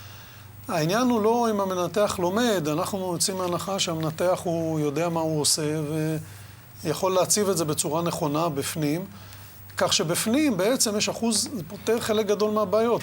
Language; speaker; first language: Hebrew; native; Hebrew